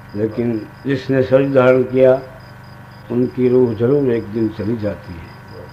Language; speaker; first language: Hindi; non-native, local second language; Gujarati